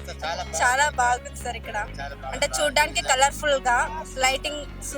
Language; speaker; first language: Telugu; native; Telugu